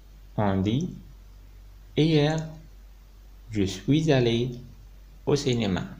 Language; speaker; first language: French; non-native, fluent; Arabic